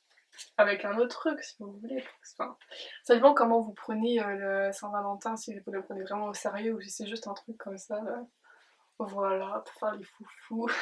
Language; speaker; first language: French; native; French